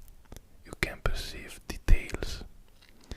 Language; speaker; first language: English; non-native, fluent; Italian